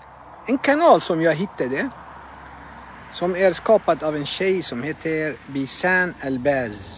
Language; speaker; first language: Swedish; non-native, fluent; Arabic